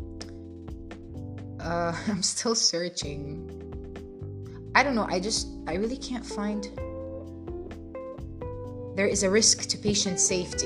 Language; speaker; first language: English; non-native, fluent; Arabic